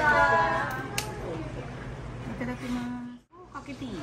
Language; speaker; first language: Japanese; non-native, learner; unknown